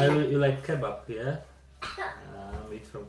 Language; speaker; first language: English; non-native, learner; Polish